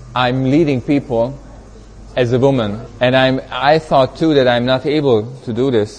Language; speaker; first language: English; non-native, learner; Hungarian